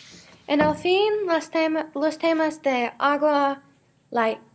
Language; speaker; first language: Spanish; non-native, learner; English